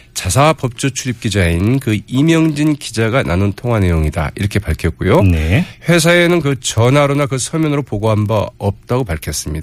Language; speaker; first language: Korean; native; Korean